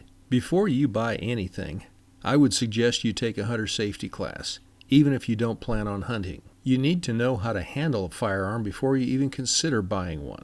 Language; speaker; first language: English; native; English